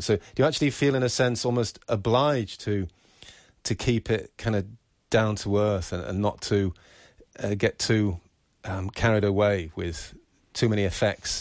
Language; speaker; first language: English; native; English